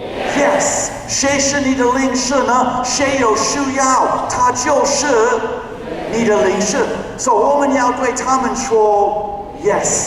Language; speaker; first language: Chinese; non-native, fluent; English